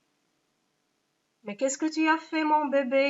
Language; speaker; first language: French; non-native, local second language; Arabic